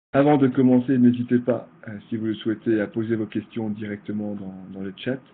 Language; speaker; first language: French; native; French